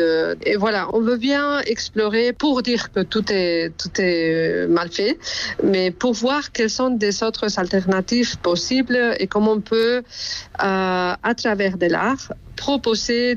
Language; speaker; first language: French; non-native, fluent; Spanish